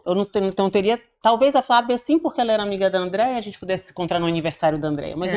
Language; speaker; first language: Portuguese; native; Portuguese